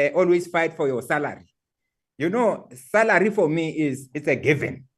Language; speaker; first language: English; non-native, local second language; Southern Sotho